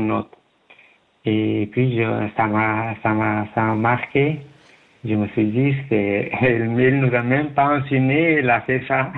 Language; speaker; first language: French; non-native, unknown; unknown